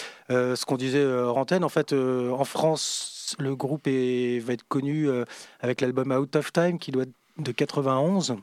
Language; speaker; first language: French; native; French